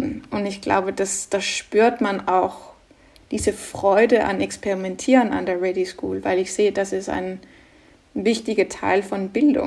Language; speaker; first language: German; non-native, fluent; Danish